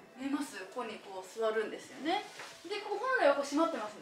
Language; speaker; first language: Japanese; native; Japanese